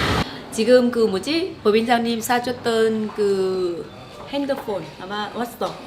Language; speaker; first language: Korean; non-native, learner; Vietnamese